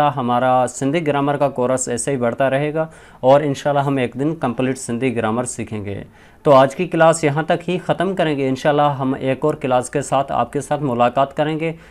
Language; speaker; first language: Urdu; non-native, local second language; Sindhi